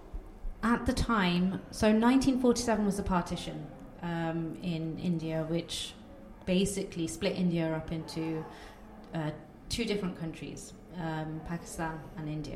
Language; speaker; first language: English; non-native, local second language; Bangla